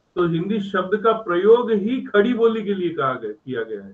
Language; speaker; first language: Hindi; native; Hindi